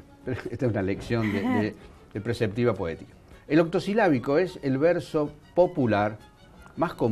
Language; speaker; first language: Spanish; native; Spanish